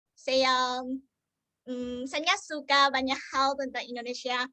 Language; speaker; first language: Indonesian; non-native, learner; Vietnamese